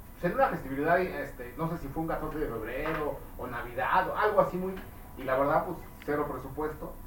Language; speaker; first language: Spanish; native; Spanish